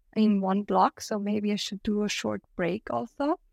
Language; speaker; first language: English; non-native, fluent; German